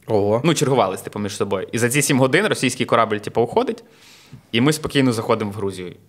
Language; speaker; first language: Ukrainian; native; Ukrainian